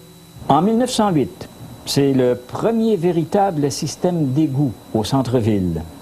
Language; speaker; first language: French; native; French